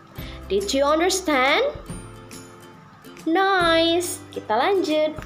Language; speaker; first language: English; non-native, learner; Indonesian